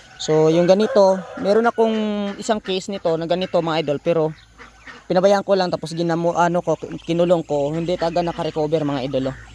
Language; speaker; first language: Filipino; non-native, local second language; Cebuano